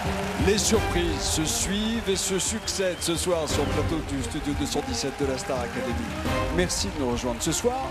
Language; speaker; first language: French; native; French